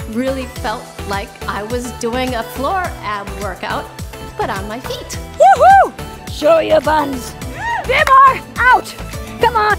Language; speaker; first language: English; native; English